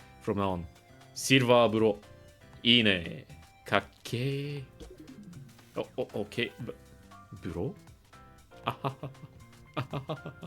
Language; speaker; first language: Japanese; non-native, learner; English